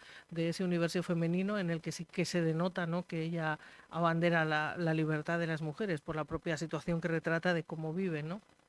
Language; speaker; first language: Spanish; native; Spanish